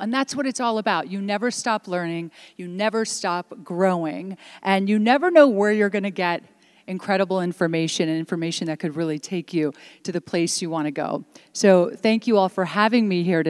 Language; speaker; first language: English; early bilingual, other home language; Italian